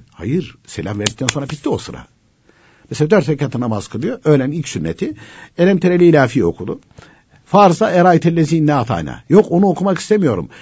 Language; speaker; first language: Turkish; native; Turkish